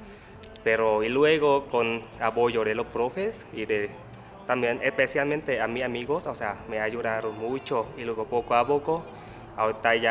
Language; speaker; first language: Spanish; non-native, learner; Vietnamese